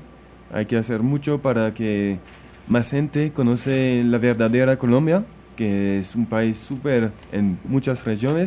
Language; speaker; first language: Spanish; non-native, learner; French